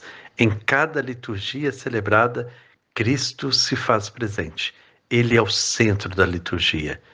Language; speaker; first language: Portuguese; native; Portuguese